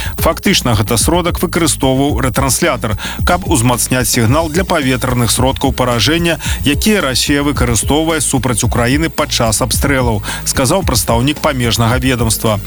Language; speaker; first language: Belarusian; native; Belarusian